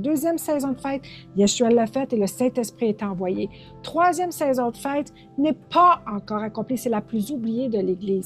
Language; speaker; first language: French; native; French